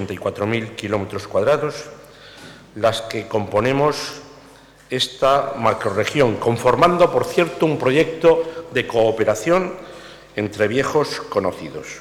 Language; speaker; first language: Spanish; native; Spanish